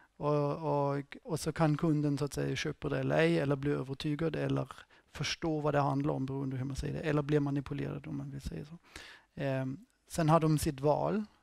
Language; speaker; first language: Swedish; non-native, fluent; German